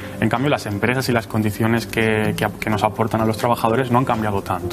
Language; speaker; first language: Spanish; native; Spanish